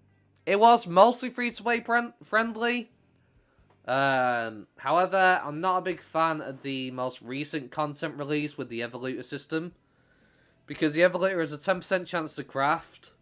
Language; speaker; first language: English; native; English